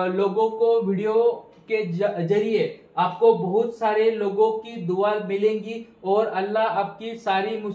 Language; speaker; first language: Hindi; non-native, local second language; Marathi